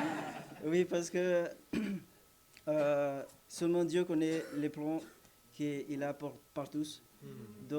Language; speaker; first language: French; non-native, learner; Spanish